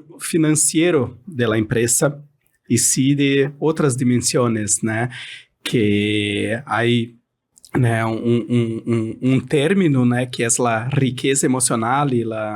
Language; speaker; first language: Spanish; non-native, fluent; Portuguese